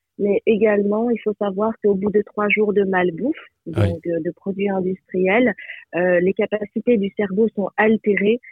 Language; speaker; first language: French; early bilingual, other home language; Japanese